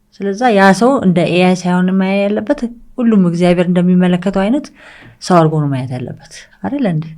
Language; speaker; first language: Amharic; early bilingual, other home language; English